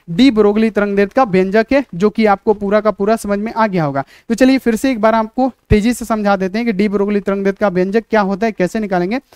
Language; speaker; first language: Hindi; native; Hindi